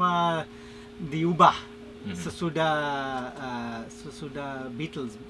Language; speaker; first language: Indonesian; non-native, fluent; English